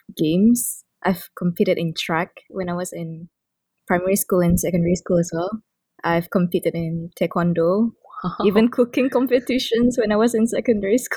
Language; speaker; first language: English; non-native, local second language; Malay